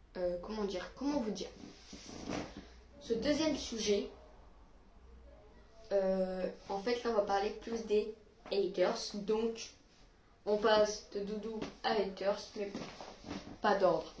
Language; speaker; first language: French; native; French